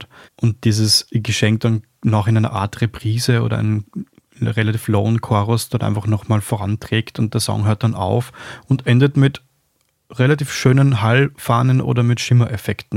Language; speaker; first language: German; native; German